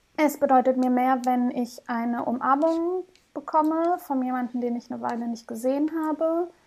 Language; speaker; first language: German; early bilingual, heritage; German